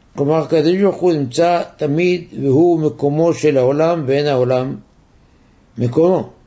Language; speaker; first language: Hebrew; native; Hebrew